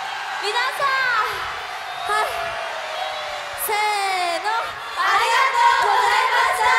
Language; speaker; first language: Japanese; non-native, learner; Korean